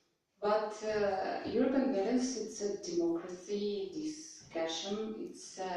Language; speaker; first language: English; non-native, learner; Russian